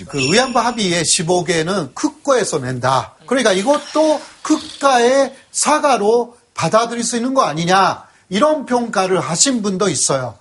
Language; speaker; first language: Korean; non-native, fluent; Japanese